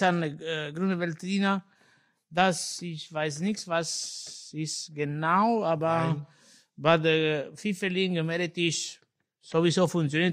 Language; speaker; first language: German; non-native, learner; Italian